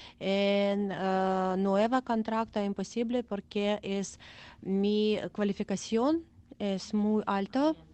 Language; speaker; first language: Spanish; non-native, learner; Ukrainian